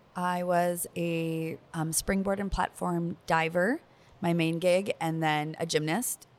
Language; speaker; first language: English; native; English